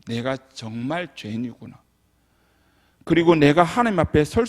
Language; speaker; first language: Korean; native; Korean